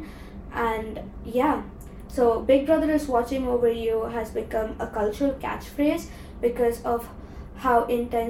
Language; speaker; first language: English; non-native, local second language; Tamil